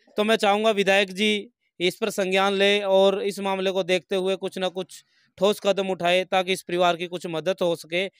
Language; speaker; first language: Hindi; native; Hindi